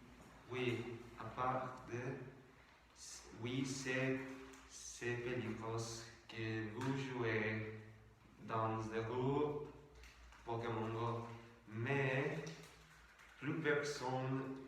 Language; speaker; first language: French; non-native, learner; Spanish